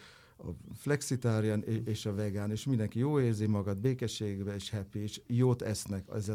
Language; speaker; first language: Hungarian; non-native, fluent; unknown